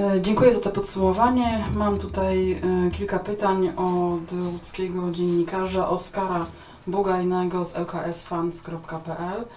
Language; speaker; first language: Polish; native; Polish